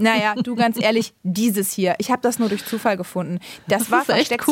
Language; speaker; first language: German; native; German